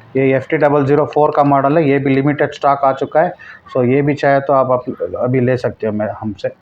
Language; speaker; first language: Hindi; non-native, local second language; Telugu